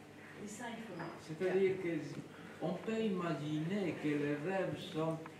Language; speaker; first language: French; non-native, fluent; Spanish